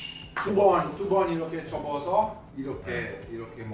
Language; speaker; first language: Korean; non-native, learner; Italian